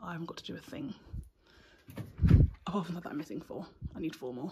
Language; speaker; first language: English; native; English